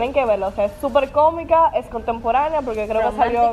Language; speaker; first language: Spanish; native; Spanish